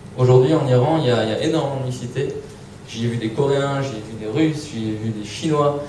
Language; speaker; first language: French; early bilingual, other home language; Persian